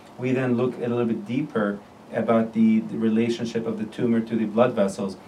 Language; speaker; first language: English; non-native, fluent; Arabic